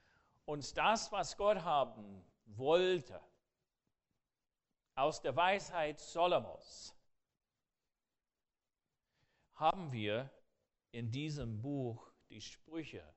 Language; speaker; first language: German; non-native, fluent; English